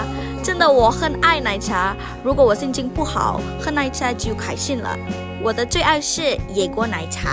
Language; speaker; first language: Chinese; non-native, learner; Indonesian